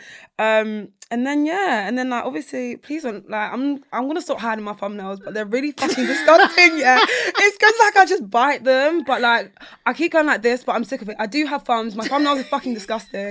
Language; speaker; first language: English; native; English